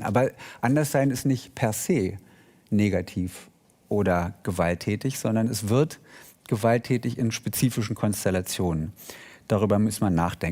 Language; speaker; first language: German; native; German